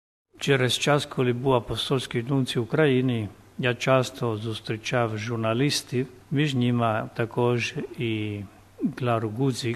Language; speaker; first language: Ukrainian; non-native, fluent; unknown